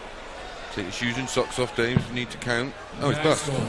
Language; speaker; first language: English; native; English